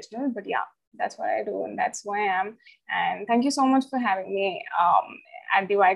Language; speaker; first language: English; non-native, local second language; Hindi